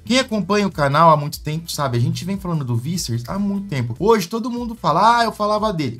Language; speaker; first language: Portuguese; native; Portuguese